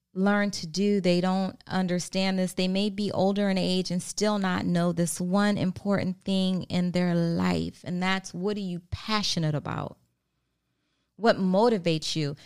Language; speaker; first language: English; native; English